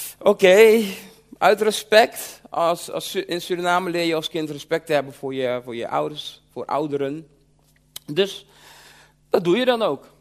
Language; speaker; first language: Dutch; early bilingual, other home language; Sranan Tongo